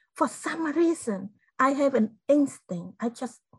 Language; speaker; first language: English; non-native, fluent; Khmer